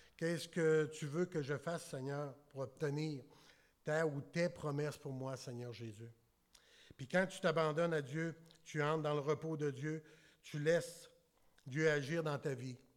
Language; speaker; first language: French; native; French